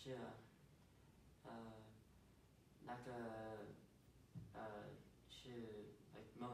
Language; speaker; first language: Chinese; non-native, learner; English